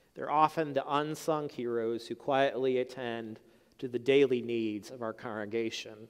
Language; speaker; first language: English; native; English